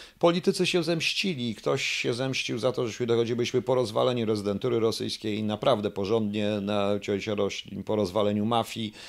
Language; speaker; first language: Polish; native; Polish